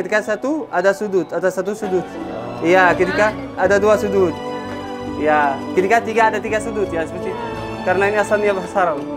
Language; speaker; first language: Indonesian; non-native, learner; Arabic